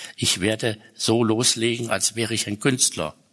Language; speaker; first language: German; native; German